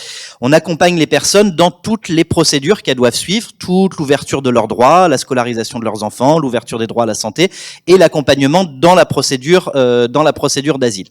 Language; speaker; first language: French; native; French